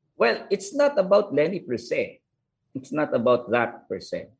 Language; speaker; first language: English; non-native, local second language; Hiligaynon